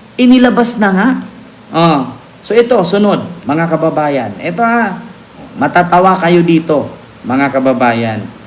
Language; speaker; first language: Filipino; non-native, local second language; Cebuano